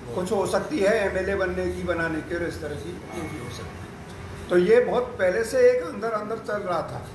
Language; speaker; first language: Hindi; native; Hindi